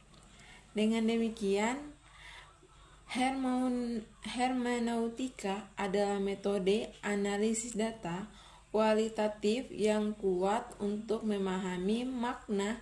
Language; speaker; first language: Indonesian; native; Indonesian